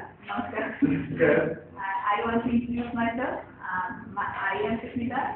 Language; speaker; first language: English; non-native, learner; Bangla